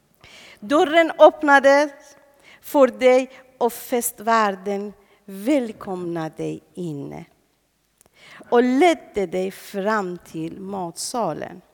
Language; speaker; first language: Swedish; non-native, fluent; Persian